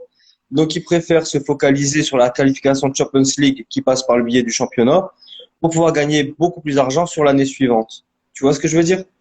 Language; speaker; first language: French; native; French